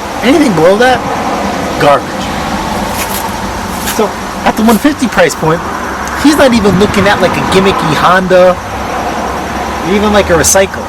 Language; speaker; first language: English; native; English